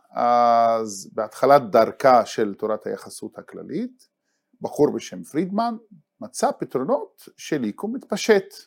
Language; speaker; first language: Hebrew; non-native, local second language; Arabic